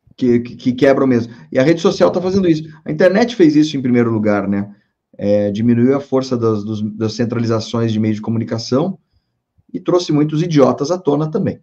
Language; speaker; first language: Portuguese; native; Portuguese